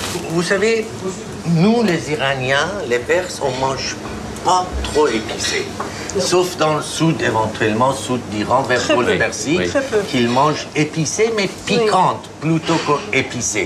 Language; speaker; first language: French; non-native, fluent; Persian